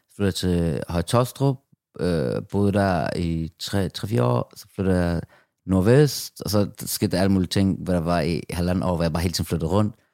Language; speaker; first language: Danish; early bilingual, other home language; Persian